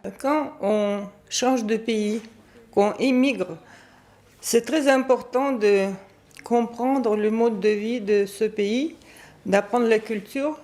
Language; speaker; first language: French; non-native, fluent; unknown